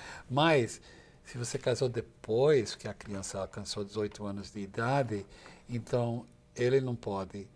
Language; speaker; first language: Portuguese; non-native, fluent; English